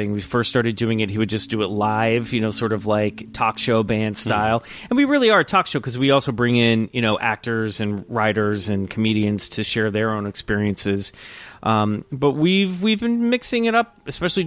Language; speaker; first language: English; native; English